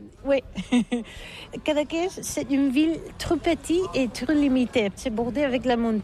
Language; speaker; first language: French; non-native, learner; Catalan